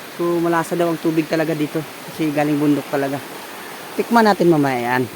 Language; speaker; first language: Filipino; non-native, local second language; Iloko